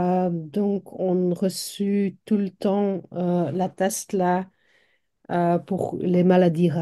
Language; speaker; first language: French; non-native, local second language; Dutch